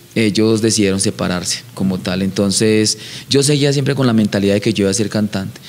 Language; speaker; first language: Spanish; native; Spanish